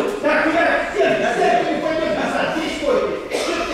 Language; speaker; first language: Russian; native; Russian